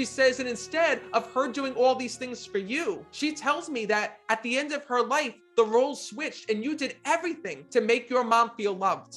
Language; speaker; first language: English; native; English